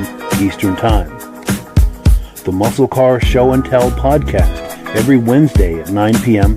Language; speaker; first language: English; native; English